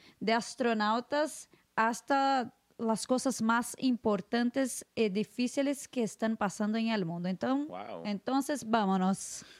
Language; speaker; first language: Spanish; non-native, fluent; Portuguese